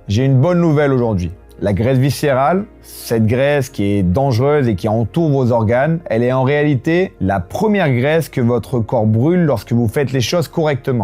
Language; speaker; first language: French; native; French